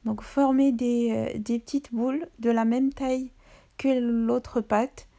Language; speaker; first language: French; non-native, local second language; Arabic